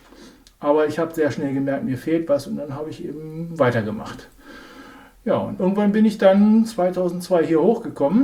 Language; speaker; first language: German; native; German